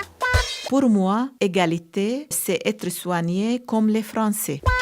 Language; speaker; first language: French; non-native, learner; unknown